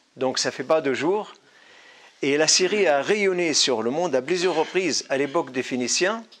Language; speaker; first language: French; non-native, fluent; Arabic